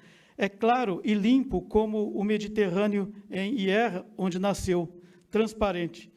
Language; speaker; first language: Portuguese; native; Portuguese